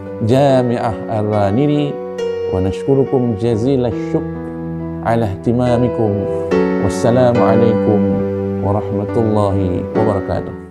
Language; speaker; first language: Arabic; non-native, fluent; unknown